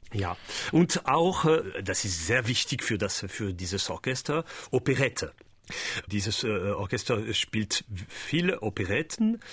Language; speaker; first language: German; non-native, learner; French